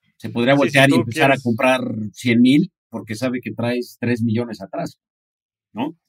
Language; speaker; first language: Spanish; native; Spanish